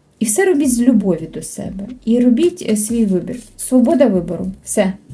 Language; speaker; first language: Ukrainian; non-native, local second language; Russian